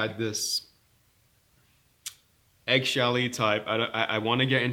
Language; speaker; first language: English; native; English